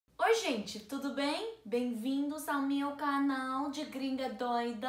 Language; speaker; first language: Portuguese; non-native, learner; English